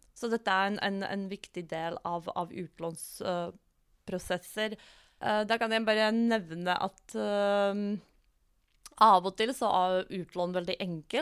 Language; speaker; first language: Norwegian; non-native, fluent; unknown